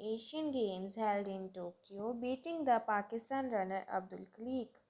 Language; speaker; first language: English; non-native, local second language; Punjabi